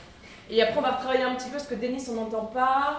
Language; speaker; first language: French; native; French